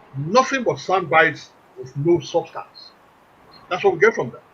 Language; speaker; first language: English; non-native, local second language; Yoruba